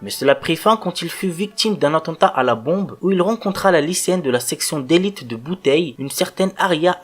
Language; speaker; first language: French; native; French